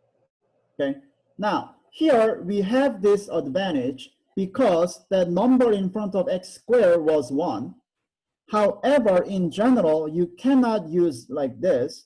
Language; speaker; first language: English; non-native, fluent; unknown